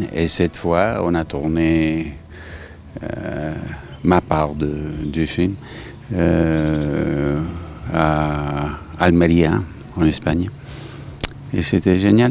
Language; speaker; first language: French; non-native, fluent; English